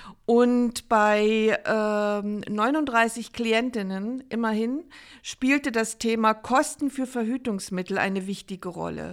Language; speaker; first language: German; native; German